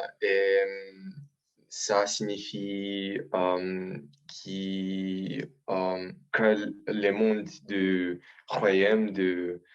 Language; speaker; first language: French; non-native, learner; Romanian